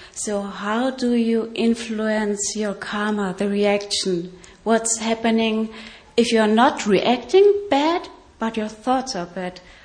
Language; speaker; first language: English; non-native, fluent; German